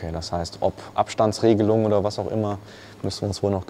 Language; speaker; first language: German; native; German